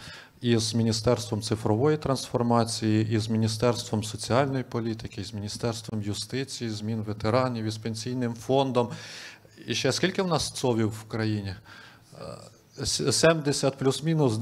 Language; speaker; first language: Ukrainian; native; Ukrainian